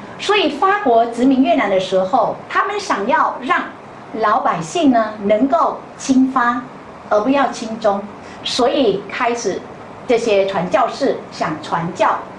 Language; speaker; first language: Chinese; non-native, fluent; Vietnamese